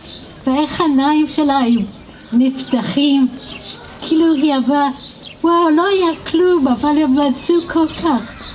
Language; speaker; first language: Hebrew; non-native, fluent; English